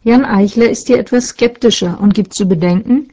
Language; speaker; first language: German; native; German